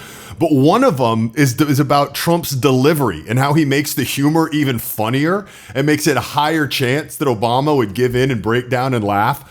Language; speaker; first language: English; native; English